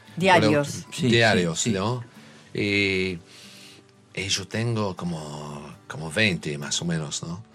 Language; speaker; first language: Spanish; non-native, learner; English